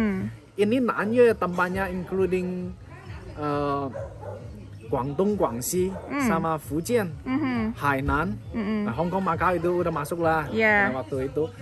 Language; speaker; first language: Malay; non-native, fluent; Chinese